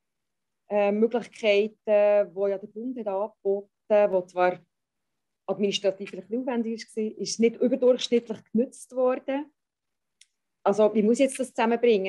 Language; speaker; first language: German; native; German